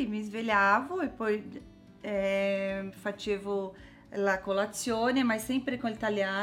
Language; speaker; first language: Italian; non-native, learner; Portuguese